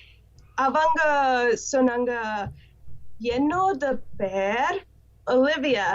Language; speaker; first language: Tamil; non-native, learner; English